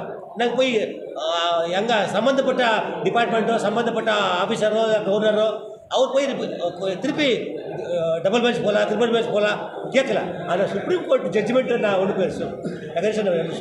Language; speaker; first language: Tamil; non-native, learner; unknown